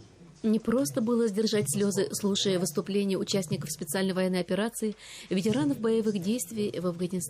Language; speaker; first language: Russian; native; Russian